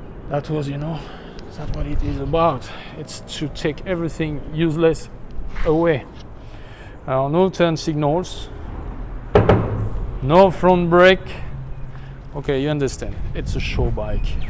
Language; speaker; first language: English; non-native, fluent; French